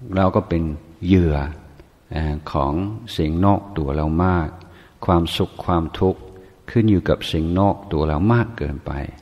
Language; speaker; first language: Thai; non-native, fluent; English